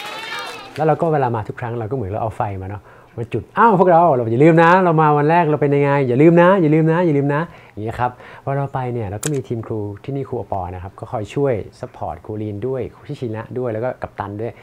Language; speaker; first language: Thai; native; Thai